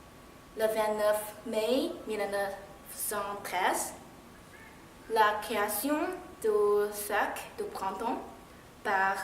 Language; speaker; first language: French; non-native, learner; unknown